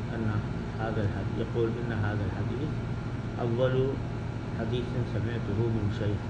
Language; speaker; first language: Arabic; non-native, fluent; Urdu